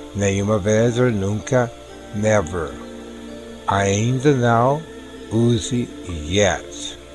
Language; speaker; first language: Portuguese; non-native, fluent; English